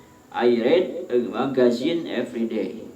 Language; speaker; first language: English; non-native, fluent; Indonesian